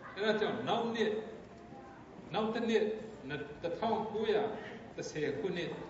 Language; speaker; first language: English; non-native, fluent; Burmese